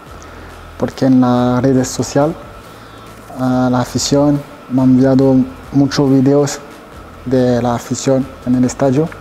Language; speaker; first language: Spanish; non-native, fluent; French